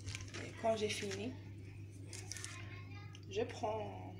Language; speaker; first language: French; non-native, learner; Arabic